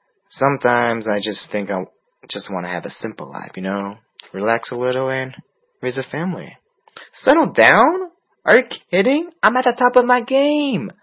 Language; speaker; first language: English; non-native, fluent; Chinese